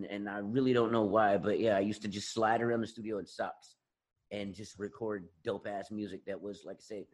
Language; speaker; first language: English; native; English